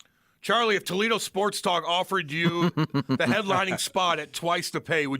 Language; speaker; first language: English; native; English